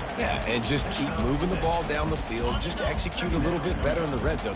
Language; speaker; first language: English; native; English